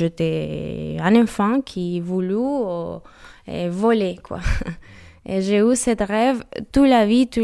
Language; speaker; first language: French; non-native, learner; Spanish